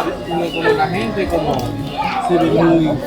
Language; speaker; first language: Spanish; non-native, learner; Japanese